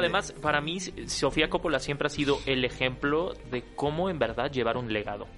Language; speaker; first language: Spanish; native; Spanish